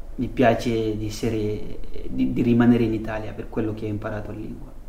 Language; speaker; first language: Italian; non-native, fluent; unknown